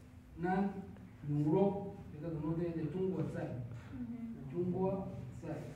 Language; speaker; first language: Chinese; non-native, learner; Arabic